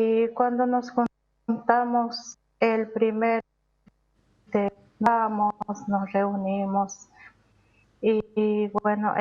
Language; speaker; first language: Spanish; non-native, local second language; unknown